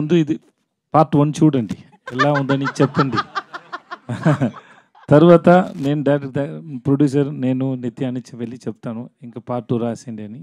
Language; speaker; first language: Telugu; non-native, learner; Tamil